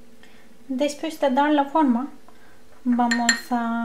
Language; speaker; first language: Spanish; non-native, learner; Turkish